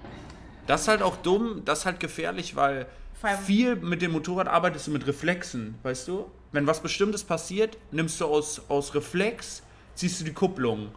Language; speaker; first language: German; native; German